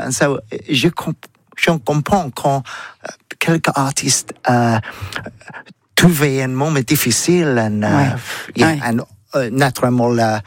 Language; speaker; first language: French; non-native, learner; English